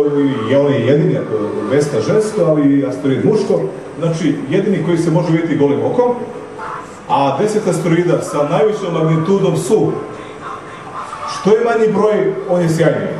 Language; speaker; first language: Serbian; native; Serbian